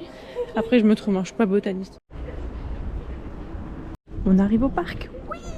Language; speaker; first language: French; native; French